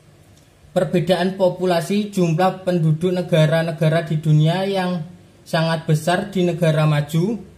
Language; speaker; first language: Indonesian; native; Indonesian